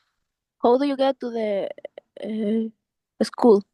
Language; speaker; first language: English; non-native, learner; Spanish